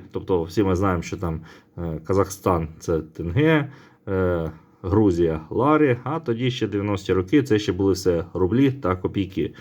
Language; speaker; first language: Ukrainian; non-native, local second language; Russian